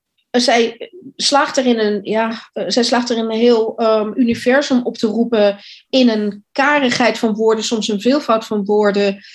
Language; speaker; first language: Dutch; native; Dutch